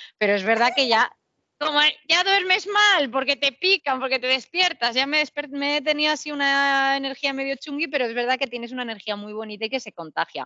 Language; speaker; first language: Spanish; native; Spanish